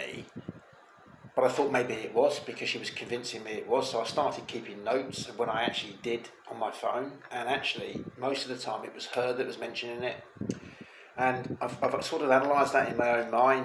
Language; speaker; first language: English; native; English